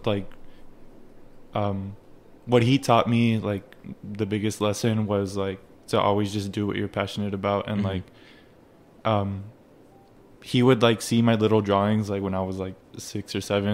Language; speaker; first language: English; early bilingual, other home language; Spanish